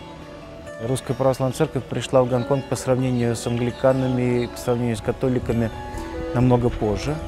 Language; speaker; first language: Russian; native; Russian